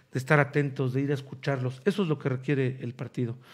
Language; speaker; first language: Spanish; native; Spanish